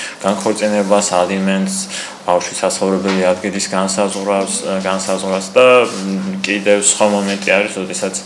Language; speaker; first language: Georgian; non-native, local second language; Azerbaijani